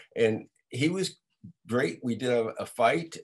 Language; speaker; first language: English; native; English